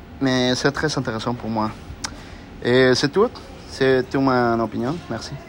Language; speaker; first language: French; non-native, learner; Spanish